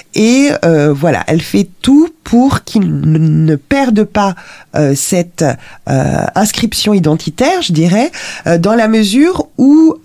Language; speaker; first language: French; native; French